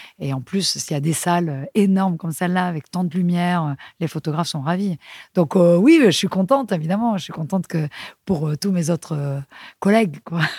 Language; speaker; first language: French; non-native, fluent; Spanish